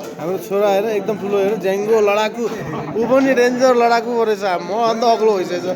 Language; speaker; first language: Nepali; non-native, local second language; Gurung